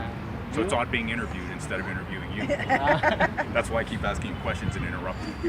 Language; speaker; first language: English; native; English